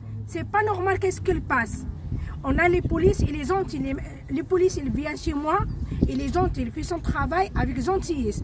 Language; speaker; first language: French; non-native, learner; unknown